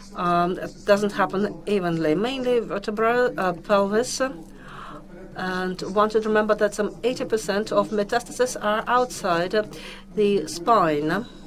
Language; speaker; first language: English; non-native, fluent; Russian